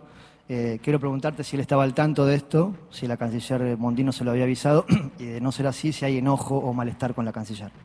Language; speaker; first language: Spanish; native; Spanish